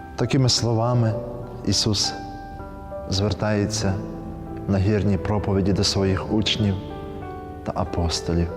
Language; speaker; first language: Ukrainian; native; Ukrainian